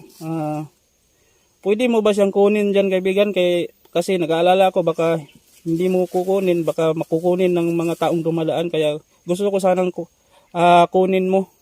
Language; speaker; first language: Filipino; native; Filipino